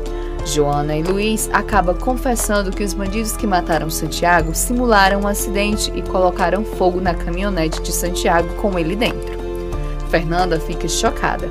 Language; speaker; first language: Portuguese; native; Portuguese